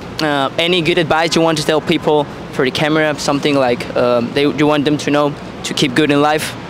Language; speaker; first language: English; non-native, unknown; Spanish